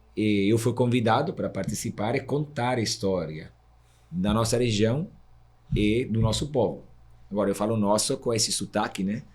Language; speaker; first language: Portuguese; non-native, fluent; Italian